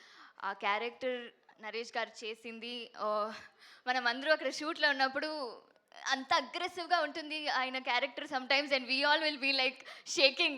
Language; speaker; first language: Telugu; non-native, fluent; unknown